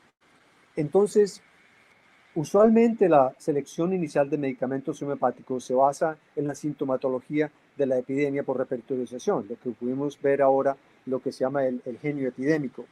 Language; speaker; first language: Spanish; native; Spanish